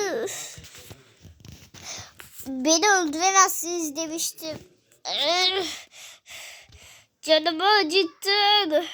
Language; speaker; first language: Turkish; native; Turkish